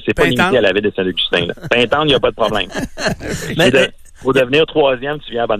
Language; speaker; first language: French; native; French